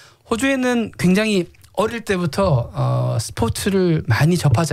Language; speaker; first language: Korean; native; Korean